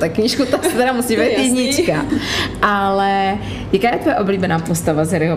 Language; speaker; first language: Czech; native; Czech